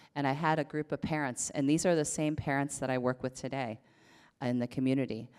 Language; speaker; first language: English; native; English